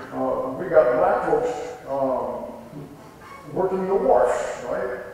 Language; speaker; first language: English; native; English